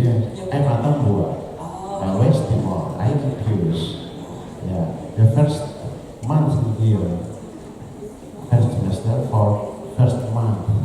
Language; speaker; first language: English; non-native, learner; Indonesian